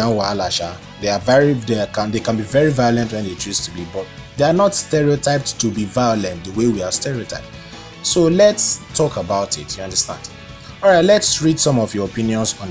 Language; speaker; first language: English; non-native, local second language; Igbo